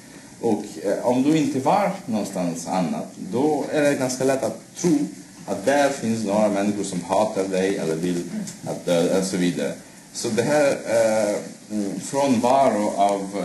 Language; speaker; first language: Swedish; non-native, fluent; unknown